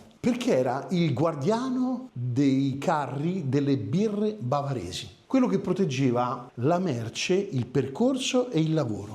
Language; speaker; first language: Italian; native; Italian